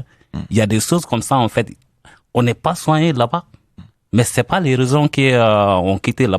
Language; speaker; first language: French; non-native, learner; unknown